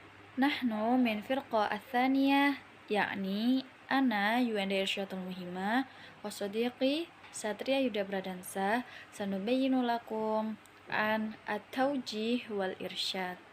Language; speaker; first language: Arabic; non-native, learner; Indonesian